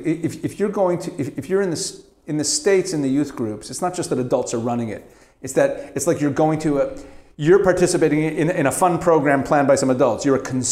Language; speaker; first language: English; native; English